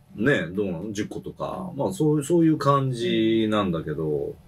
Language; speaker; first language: Japanese; native; Japanese